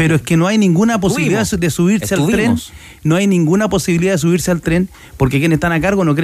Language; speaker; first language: Spanish; native; Spanish